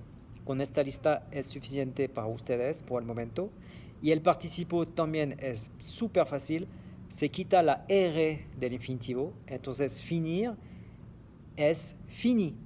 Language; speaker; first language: Spanish; non-native, fluent; French